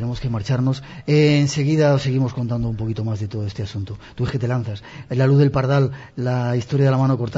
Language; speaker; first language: Spanish; native; Spanish